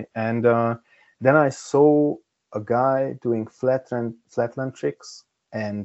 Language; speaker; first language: English; non-native, fluent; Hungarian